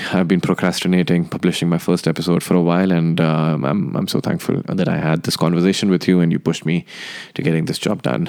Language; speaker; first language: English; non-native, local second language; Hindi